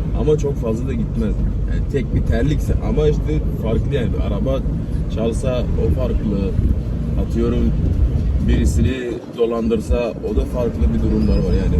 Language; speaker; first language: Turkish; non-native, fluent; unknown